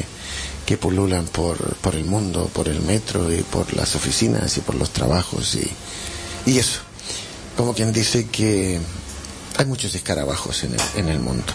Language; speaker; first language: Spanish; native; Spanish